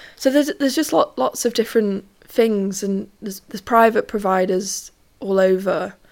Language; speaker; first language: English; native; English